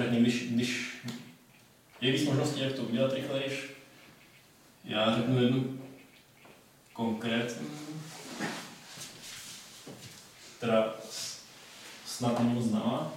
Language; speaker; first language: Czech; native; Czech